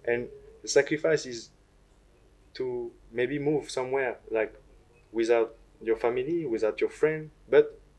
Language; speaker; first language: English; non-native, learner; French